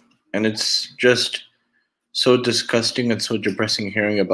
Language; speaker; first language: English; native; English